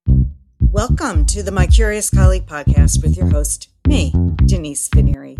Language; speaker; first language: English; native; English